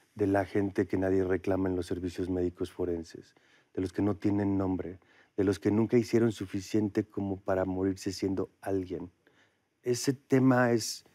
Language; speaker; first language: Spanish; native; Spanish